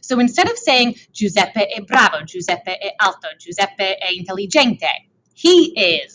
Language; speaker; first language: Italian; non-native, learner; English